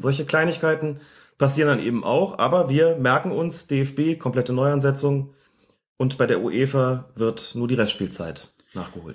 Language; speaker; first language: German; native; German